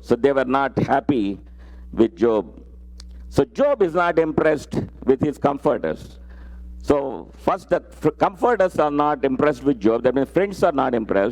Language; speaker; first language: English; non-native, local second language; Telugu